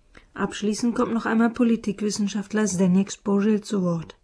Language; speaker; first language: German; native; German